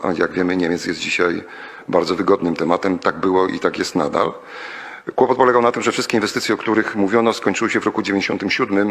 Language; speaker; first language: Polish; native; Polish